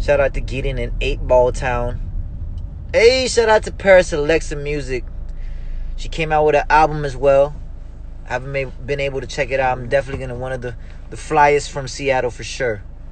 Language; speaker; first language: English; early bilingual, other home language; Korean